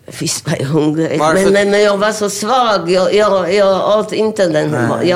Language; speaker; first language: Swedish; non-native, fluent; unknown